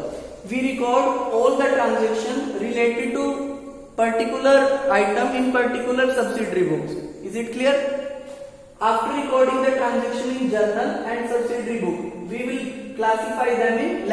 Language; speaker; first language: English; non-native, local second language; Hindi